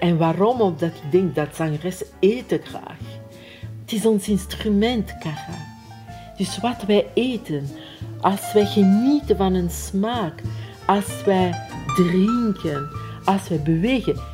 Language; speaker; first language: Dutch; non-native, fluent; French